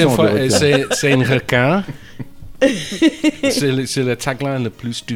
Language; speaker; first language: French; non-native, fluent; English